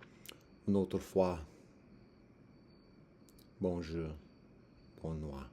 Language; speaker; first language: French; non-native, learner; English